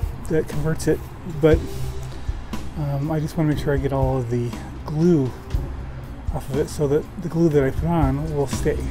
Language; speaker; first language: English; native; English